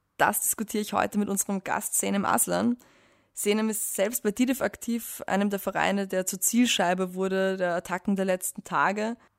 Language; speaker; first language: German; native; German